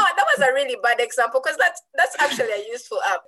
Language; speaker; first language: English; non-native, local second language; Ganda